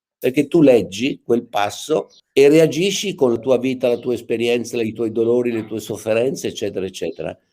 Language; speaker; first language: Italian; native; Italian